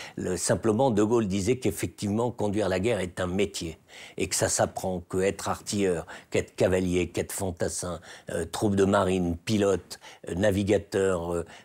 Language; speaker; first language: French; native; French